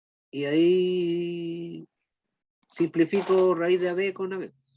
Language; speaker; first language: Spanish; native; Spanish